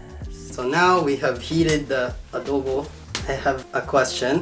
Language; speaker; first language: English; non-native, local second language; Filipino